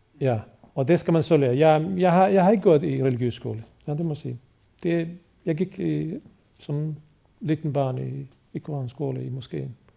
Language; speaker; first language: Danish; non-native, fluent; Bosnian